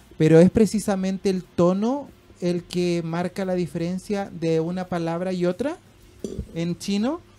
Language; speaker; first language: Spanish; native; Spanish